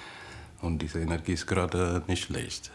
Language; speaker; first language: German; non-native, fluent; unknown